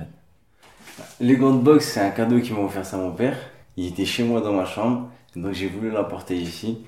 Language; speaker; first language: French; early bilingual, other home language; Arabic